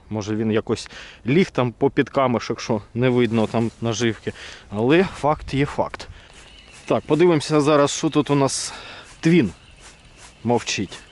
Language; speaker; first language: Ukrainian; native; Ukrainian